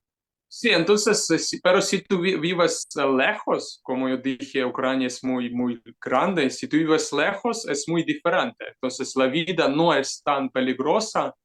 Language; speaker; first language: Spanish; non-native, fluent; Ukrainian